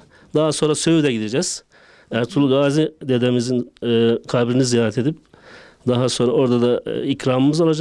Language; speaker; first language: Turkish; native; Turkish